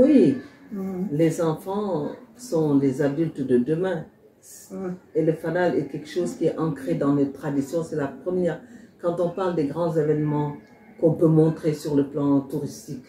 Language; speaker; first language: French; non-native, local second language; Wolof